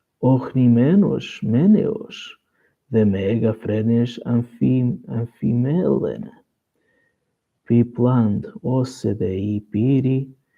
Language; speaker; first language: Greek; non-native, learner; Portuguese